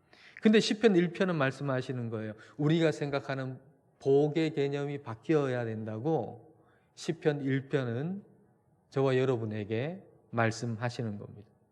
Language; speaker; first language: Korean; native; Korean